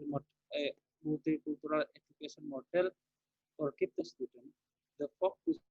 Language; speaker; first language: English; non-native, learner; Indonesian